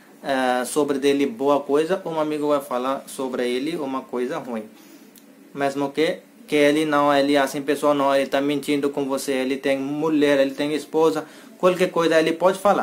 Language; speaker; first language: Portuguese; non-native, learner; Hindi